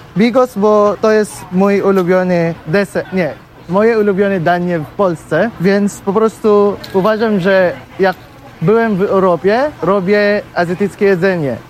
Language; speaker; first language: Polish; non-native, fluent; Filipino